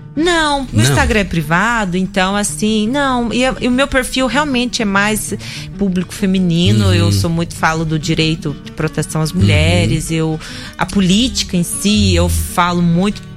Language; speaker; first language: Portuguese; non-native, local second language; Russian